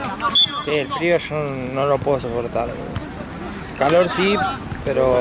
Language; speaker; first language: Spanish; native; Spanish